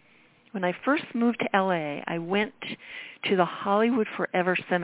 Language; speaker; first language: English; native; English